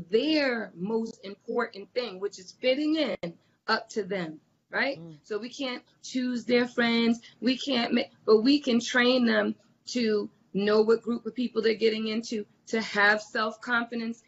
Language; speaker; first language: English; native; English